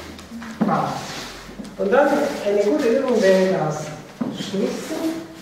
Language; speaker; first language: German; non-native, fluent; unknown